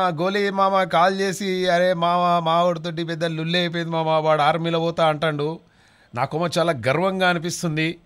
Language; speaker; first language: Telugu; native; Telugu